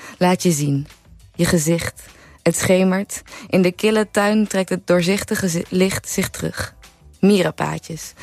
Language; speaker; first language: Dutch; native; Dutch